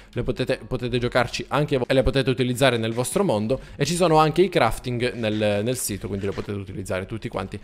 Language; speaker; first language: Italian; native; Italian